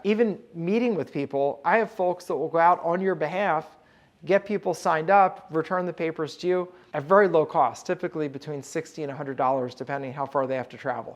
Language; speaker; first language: English; native; English